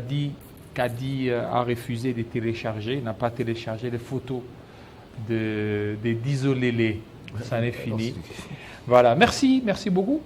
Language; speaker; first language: French; non-native, local second language; Lingala